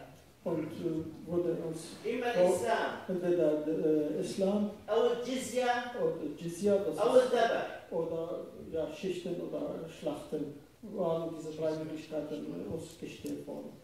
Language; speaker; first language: German; non-native, fluent; Arabic